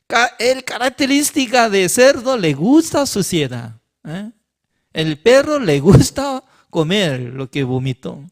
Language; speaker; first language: Spanish; non-native, learner; Korean